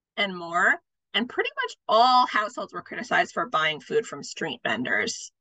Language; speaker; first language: English; native; English